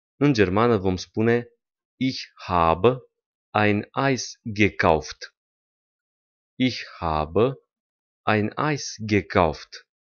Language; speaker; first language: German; non-native, fluent; Romanian